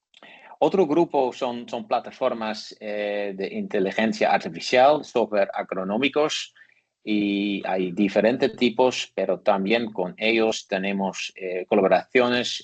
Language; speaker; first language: Spanish; non-native, learner; Dutch